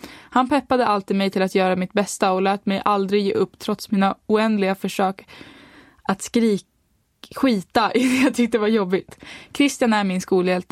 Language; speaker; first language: Swedish; native; Swedish